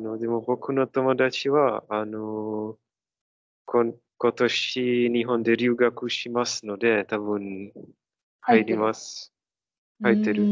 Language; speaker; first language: Japanese; non-native, learner; Czech